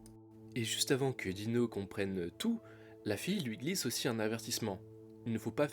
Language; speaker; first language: French; native; French